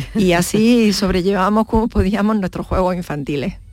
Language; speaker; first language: Spanish; native; Spanish